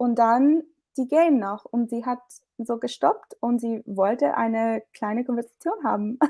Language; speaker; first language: German; non-native, fluent; English